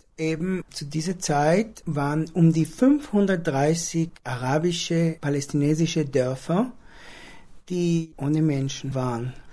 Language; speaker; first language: German; non-native, fluent; Hebrew